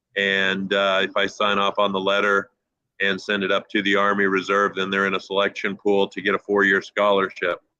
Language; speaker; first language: English; native; English